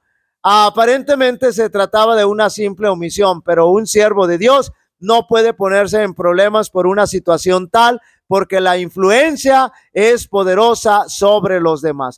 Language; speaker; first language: Spanish; native; Spanish